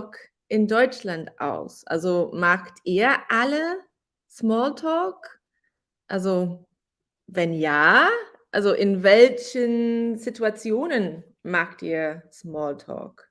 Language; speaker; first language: German; non-native, fluent; English